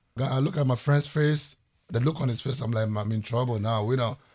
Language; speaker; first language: English; non-native, local second language; Ewe